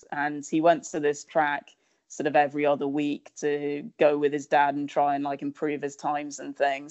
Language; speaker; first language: English; native; English